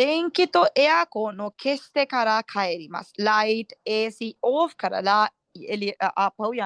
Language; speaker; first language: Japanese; non-native, fluent; Sinhala